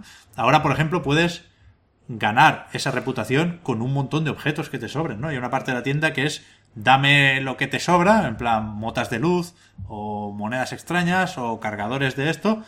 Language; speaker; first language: Spanish; native; Spanish